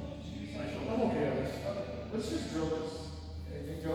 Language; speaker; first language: English; native; English